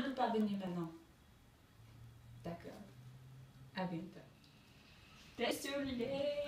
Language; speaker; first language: French; non-native, learner; English